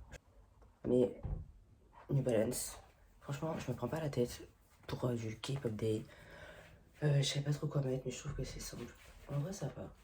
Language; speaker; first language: French; native; French